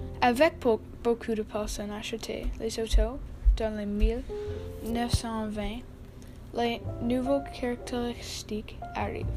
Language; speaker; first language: French; non-native, learner; English